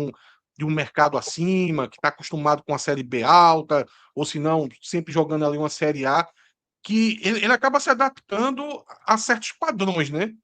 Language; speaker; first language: Portuguese; native; Portuguese